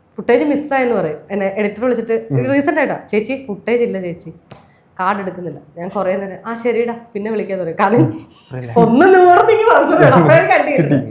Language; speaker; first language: Malayalam; native; Malayalam